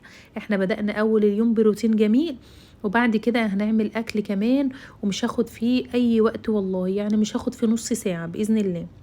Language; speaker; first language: Arabic; native; Arabic